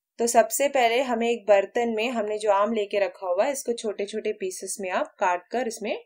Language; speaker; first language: Hindi; non-native, local second language; Malayalam